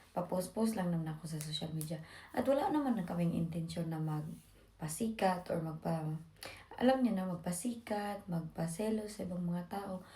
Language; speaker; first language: Filipino; non-native, local second language; Cebuano